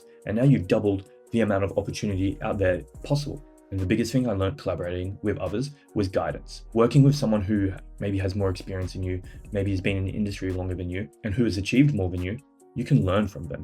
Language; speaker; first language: English; native; English